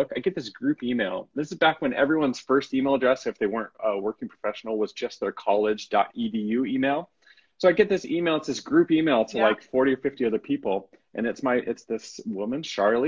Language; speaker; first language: English; native; English